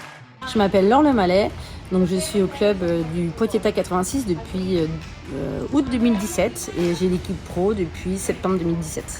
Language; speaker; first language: French; native; French